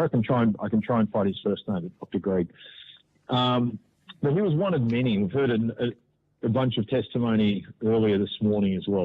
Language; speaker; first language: English; native; English